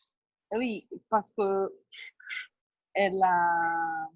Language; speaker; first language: French; non-native, learner; Portuguese